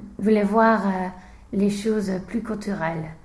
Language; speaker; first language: French; non-native, learner; English